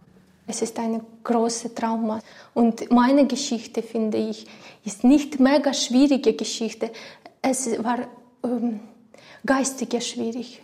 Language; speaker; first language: German; non-native, learner; Ukrainian